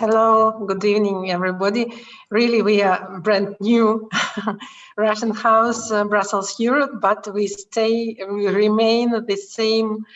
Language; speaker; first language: English; non-native, fluent; Russian